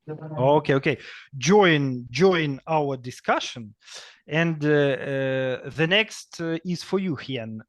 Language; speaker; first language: English; non-native, fluent; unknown